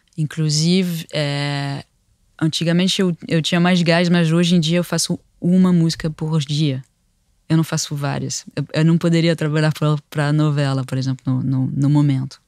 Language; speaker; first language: Portuguese; non-native, fluent; French